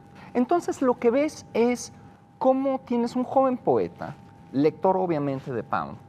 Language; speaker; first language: Spanish; native; Spanish